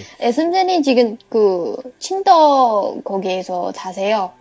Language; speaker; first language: Korean; non-native, learner; Chinese